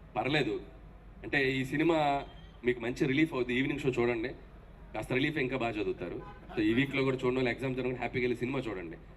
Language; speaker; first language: Telugu; native; Telugu